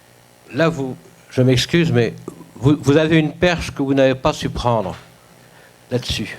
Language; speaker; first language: French; native; French